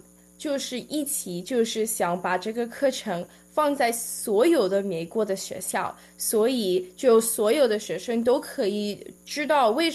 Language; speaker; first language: Chinese; early bilingual, heritage; Chinese